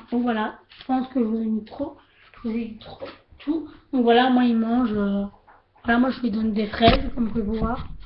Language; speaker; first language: French; native; French